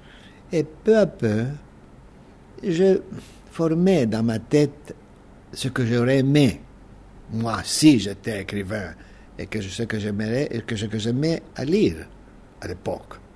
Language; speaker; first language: French; non-native, fluent; Greek